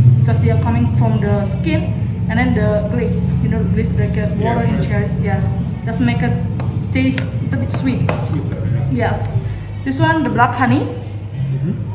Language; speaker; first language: English; non-native, learner; Indonesian